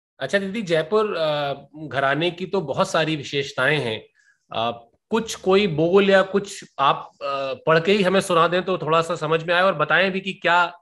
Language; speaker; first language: Hindi; native; Hindi